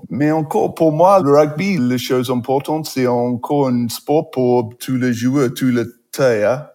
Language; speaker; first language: French; non-native, fluent; English